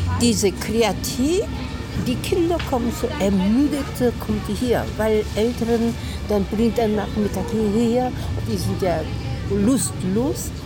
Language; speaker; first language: German; non-native, learner; Korean